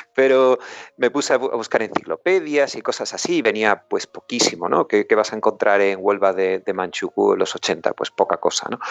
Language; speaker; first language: Spanish; native; Spanish